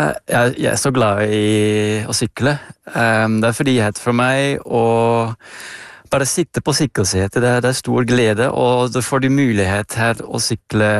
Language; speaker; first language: Norwegian; non-native, fluent; Dutch